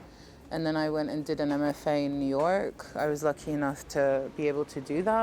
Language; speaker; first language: English; native; English